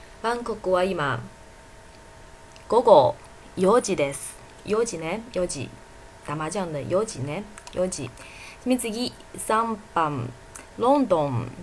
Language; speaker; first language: Japanese; non-native, fluent; Chinese